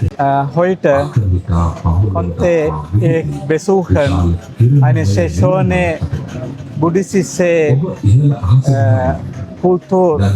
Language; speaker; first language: German; non-native, learner; Sinhala